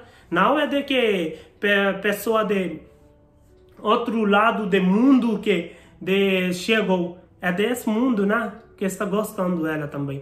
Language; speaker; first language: Portuguese; non-native, learner; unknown